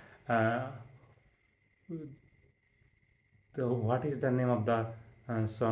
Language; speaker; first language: English; non-native, learner; Bangla